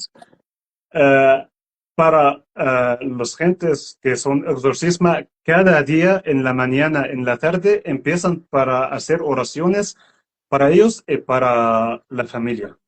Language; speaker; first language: Spanish; non-native, learner; Arabic